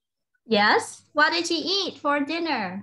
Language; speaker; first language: English; non-native, fluent; Vietnamese